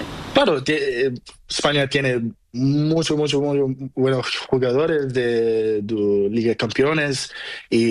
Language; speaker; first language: Spanish; non-native, learner; Portuguese